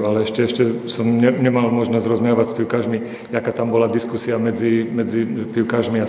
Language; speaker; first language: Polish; non-native, learner; Slovak